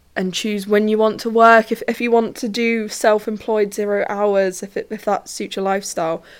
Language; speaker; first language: English; native; English